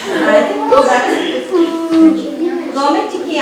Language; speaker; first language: Italian; non-native, fluent; Bulgarian